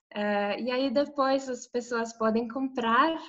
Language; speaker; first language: Portuguese; non-native, fluent; Croatian